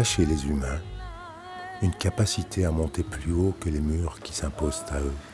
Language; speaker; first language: French; native; French